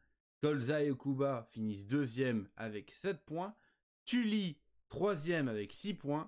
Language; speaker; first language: French; native; French